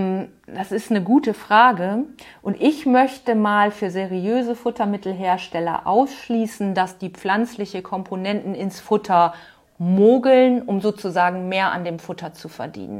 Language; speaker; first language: German; native; German